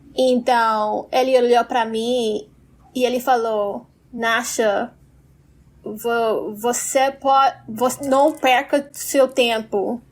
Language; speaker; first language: Portuguese; non-native, fluent; English